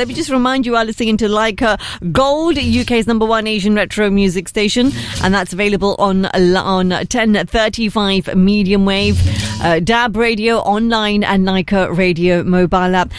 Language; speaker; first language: English; early bilingual, other home language; Hindi